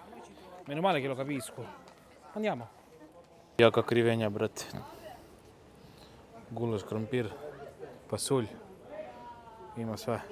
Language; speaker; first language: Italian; non-native, fluent; Serbian